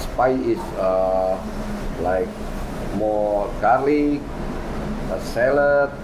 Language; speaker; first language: English; non-native, learner; Indonesian